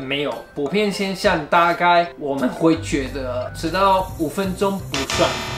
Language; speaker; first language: Chinese; non-native, fluent; Spanish